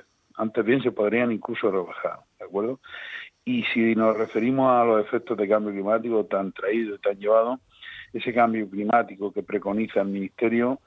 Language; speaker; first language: Spanish; native; Spanish